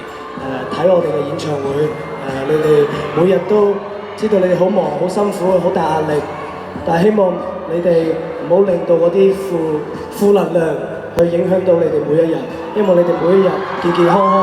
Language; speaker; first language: Cantonese; native; Cantonese